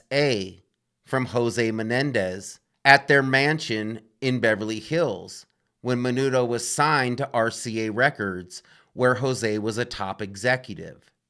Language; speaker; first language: English; native; English